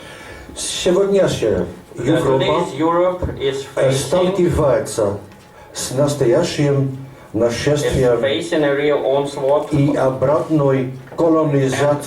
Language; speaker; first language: Russian; non-native, learner; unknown